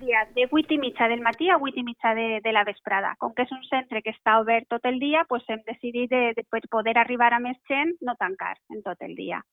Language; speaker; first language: Catalan; native; Catalan